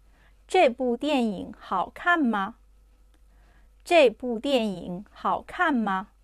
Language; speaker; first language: Chinese; non-native, fluent; Urdu